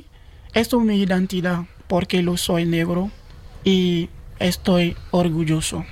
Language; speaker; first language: Spanish; non-native, learner; Bambara